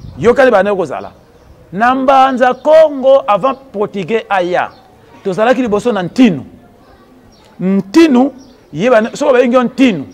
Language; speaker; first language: Lingala; non-native, local second language; Kongo